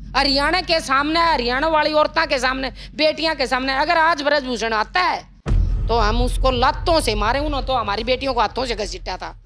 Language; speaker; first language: Hindi; native; Hindi